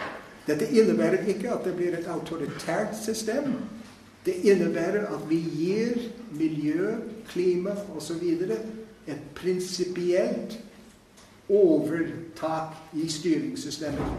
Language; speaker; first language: Norwegian; non-native, fluent; English